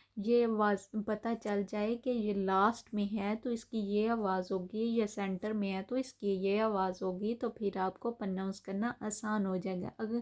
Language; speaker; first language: Urdu; native; Urdu